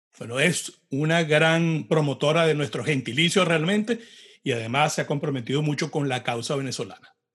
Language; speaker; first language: Spanish; native; Spanish